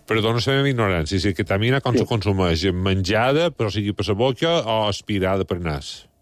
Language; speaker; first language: Catalan; native; Catalan